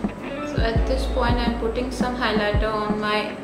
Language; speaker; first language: English; non-native, local second language; Bangla